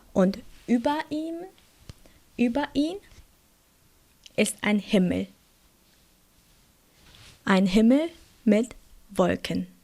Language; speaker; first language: German; non-native, fluent; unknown